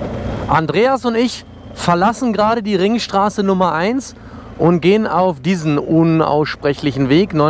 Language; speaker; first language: German; native; German